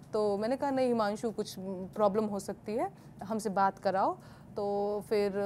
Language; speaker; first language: Hindi; native; Hindi